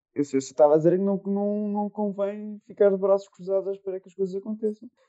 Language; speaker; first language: Portuguese; native; Portuguese